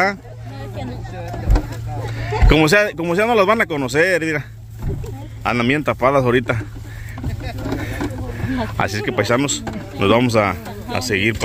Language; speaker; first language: Spanish; native; Spanish